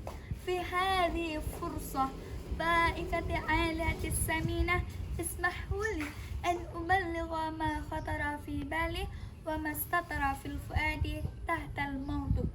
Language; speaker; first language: Arabic; non-native, learner; Indonesian